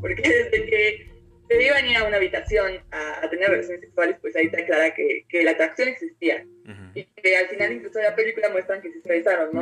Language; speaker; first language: Spanish; native; Spanish